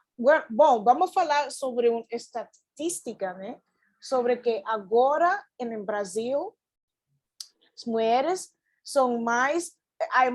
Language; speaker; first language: Portuguese; non-native, fluent; Spanish